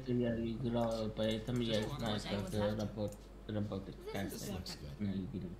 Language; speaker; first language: Russian; non-native, learner; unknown